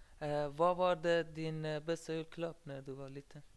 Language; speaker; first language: Swedish; non-native, learner; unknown